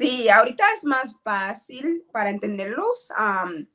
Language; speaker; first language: Spanish; non-native, learner; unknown